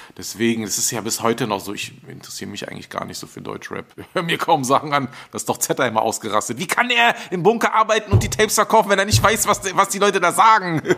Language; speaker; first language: German; native; German